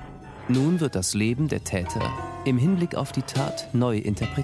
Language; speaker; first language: German; native; German